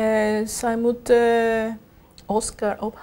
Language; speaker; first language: Dutch; non-native, learner; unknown